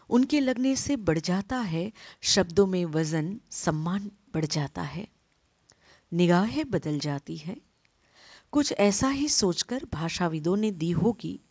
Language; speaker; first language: Hindi; non-native, local second language; Gujarati